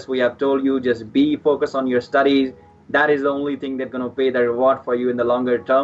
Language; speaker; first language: English; non-native, local second language; Punjabi